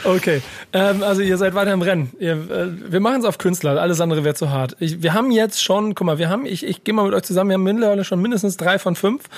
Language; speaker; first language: German; native; German